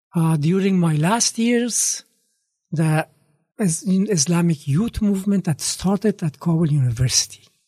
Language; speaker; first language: English; non-native, fluent; Persian